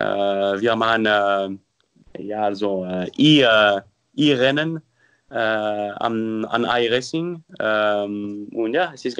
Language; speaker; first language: German; non-native, local second language; French